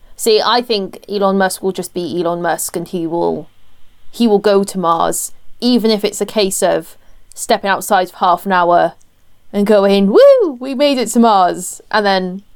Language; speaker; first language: English; native; English